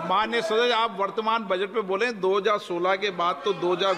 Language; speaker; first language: Hindi; native; Hindi